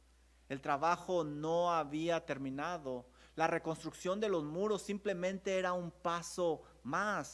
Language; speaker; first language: Spanish; native; Spanish